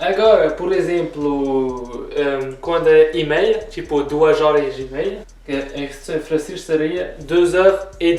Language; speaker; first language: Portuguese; early bilingual, heritage; Portuguese